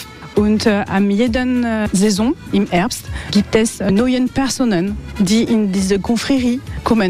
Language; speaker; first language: German; non-native, learner; French